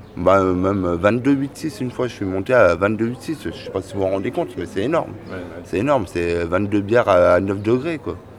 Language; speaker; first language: French; native; French